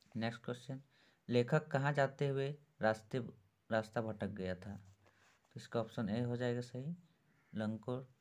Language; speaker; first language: Hindi; native; Hindi